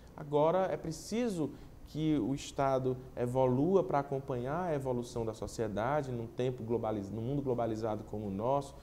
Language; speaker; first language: Portuguese; native; Portuguese